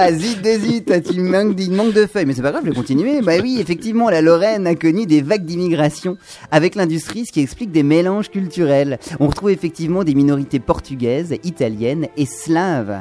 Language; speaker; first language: French; native; French